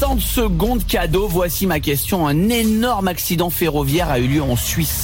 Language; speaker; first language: French; native; French